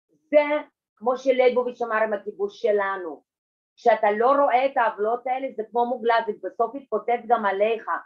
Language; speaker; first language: Hebrew; non-native, fluent; Russian